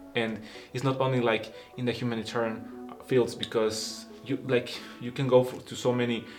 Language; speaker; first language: English; non-native, fluent; Spanish